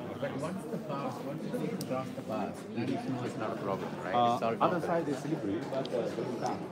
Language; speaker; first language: English; non-native, learner; Nepali